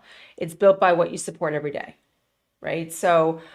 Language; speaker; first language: English; native; English